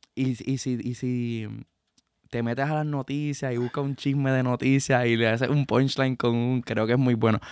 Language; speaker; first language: Spanish; native; Spanish